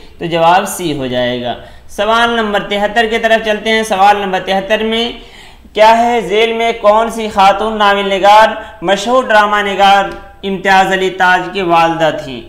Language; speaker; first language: Urdu; native; Urdu